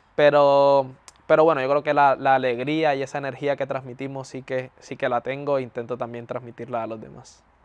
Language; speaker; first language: Spanish; native; Spanish